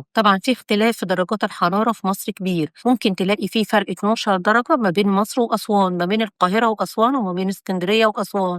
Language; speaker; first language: Arabic; native; Arabic